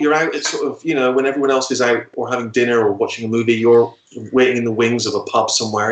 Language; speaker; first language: English; native; English